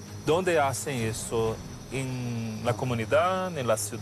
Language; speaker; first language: Spanish; non-native, fluent; Portuguese